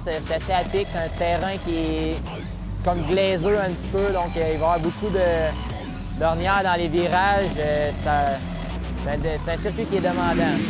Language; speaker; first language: French; native; French